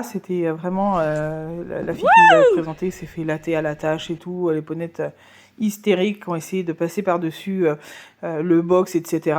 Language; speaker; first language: French; native; French